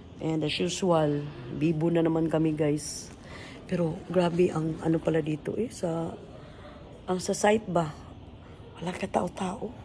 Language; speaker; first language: Filipino; native; Filipino